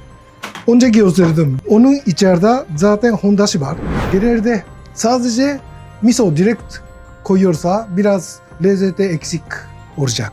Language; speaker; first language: Turkish; non-native, learner; Japanese